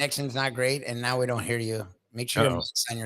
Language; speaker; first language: English; native; English